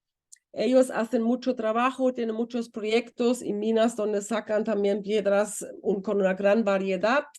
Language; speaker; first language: Spanish; non-native, fluent; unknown